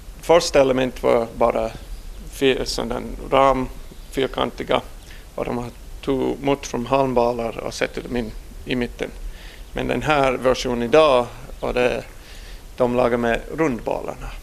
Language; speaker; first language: Swedish; non-native, learner; English